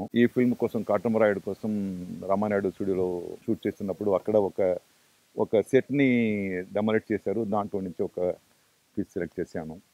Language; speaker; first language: Telugu; non-native, fluent; Tamil